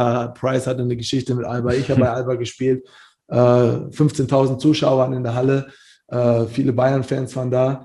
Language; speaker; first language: German; native; German